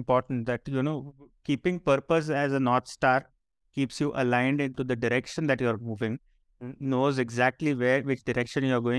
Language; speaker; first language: English; non-native, local second language; Marathi